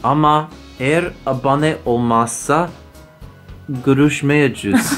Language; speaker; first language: Turkish; non-native, learner; English